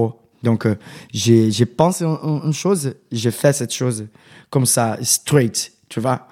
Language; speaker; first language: French; non-native, fluent; Portuguese